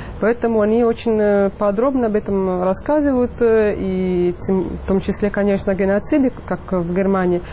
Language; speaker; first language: Russian; non-native, fluent; Italian